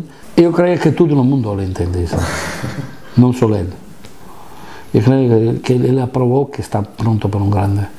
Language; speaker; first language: Spanish; non-native, fluent; Italian